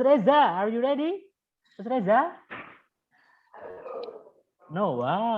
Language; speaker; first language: English; non-native, fluent; Indonesian